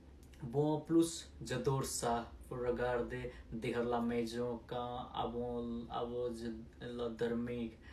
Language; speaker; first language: French; non-native, learner; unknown